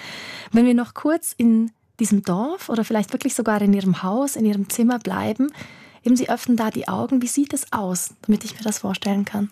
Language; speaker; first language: German; native; German